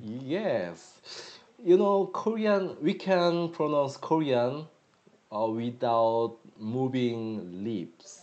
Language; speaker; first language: English; non-native, learner; Korean